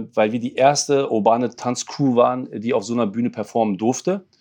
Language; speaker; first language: German; early bilingual, other home language; Arabic